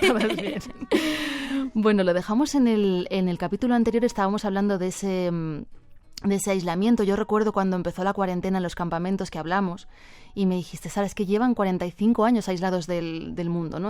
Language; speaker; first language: Spanish; native; Spanish